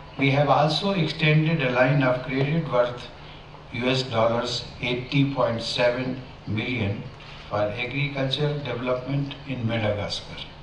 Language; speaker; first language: English; non-native, local second language; Hindi